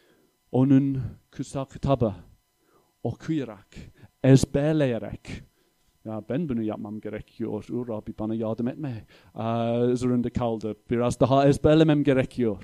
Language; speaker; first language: Turkish; non-native, fluent; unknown